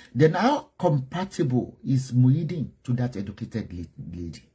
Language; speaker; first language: English; non-native, local second language; Yoruba